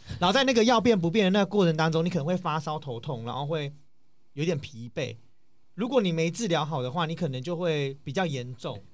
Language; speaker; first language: Chinese; native; Chinese